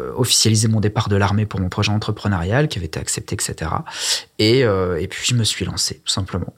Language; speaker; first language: French; native; French